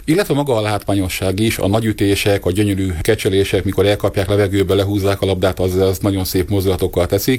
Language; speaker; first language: Hungarian; native; Hungarian